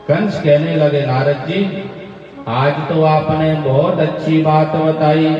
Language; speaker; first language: Hindi; non-native, local second language; Gujarati